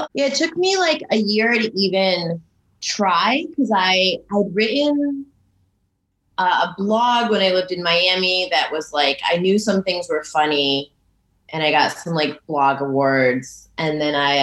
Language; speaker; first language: English; native; English